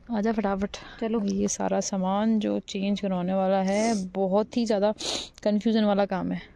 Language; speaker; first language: Hindi; non-native, local second language; Rajasthani